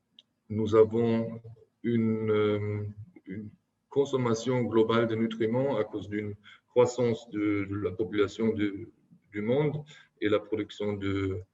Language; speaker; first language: French; non-native, fluent; German